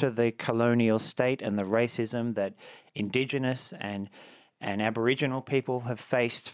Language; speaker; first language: English; native; English